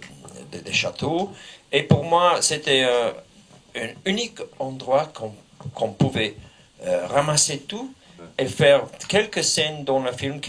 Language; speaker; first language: French; non-native, fluent; English